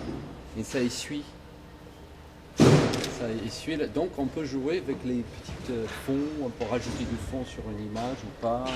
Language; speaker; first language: French; native; French